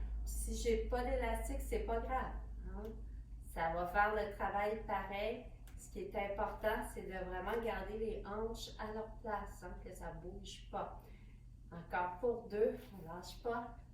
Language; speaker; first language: French; native; French